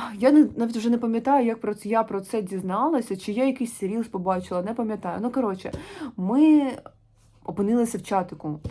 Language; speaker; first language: Ukrainian; non-native, local second language; Russian